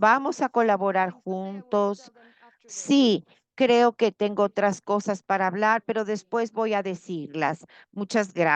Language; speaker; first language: Spanish; non-native, fluent; Portuguese